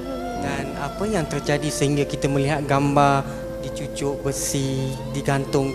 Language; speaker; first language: Malay; native; Malay